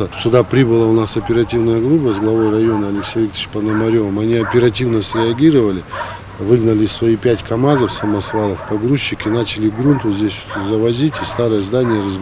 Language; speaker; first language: Russian; native; Russian